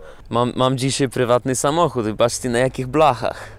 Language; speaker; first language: Polish; non-native, learner; Russian